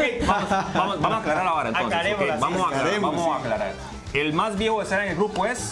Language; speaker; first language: Spanish; native; Spanish